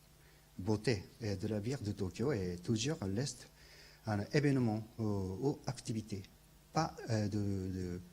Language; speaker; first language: French; non-native, learner; Japanese